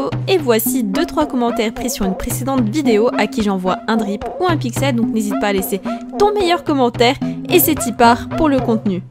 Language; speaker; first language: French; native; French